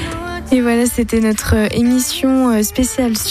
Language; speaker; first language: French; native; French